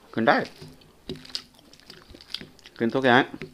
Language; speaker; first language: Thai; non-native, learner; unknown